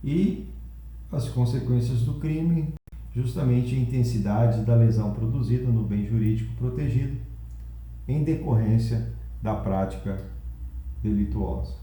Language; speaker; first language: Portuguese; native; Portuguese